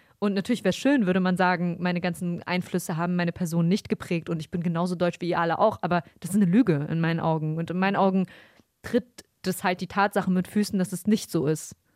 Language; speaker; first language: German; early bilingual, other home language; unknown